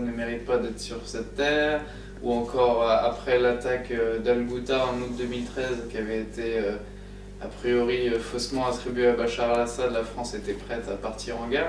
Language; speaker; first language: French; native; French